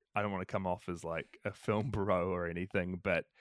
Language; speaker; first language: English; native; English